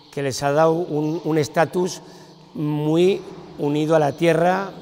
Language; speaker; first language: Spanish; native; Spanish